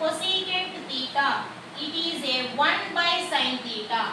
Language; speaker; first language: English; non-native, local second language; Telugu